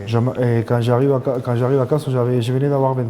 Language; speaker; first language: French; non-native, fluent; Spanish